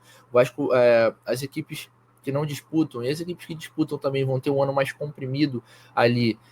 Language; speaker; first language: Portuguese; native; Portuguese